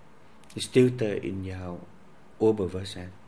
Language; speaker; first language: Dutch; non-native, fluent; Vietnamese